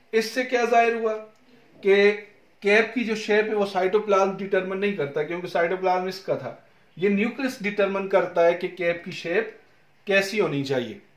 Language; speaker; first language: Urdu; non-native, local second language; Punjabi